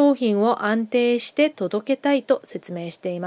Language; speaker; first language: Japanese; non-native, fluent; Korean